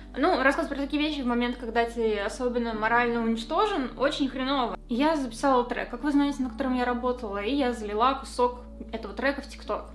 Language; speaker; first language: Russian; native; Russian